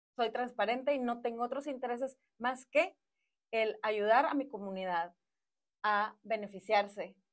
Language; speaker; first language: Spanish; native; Spanish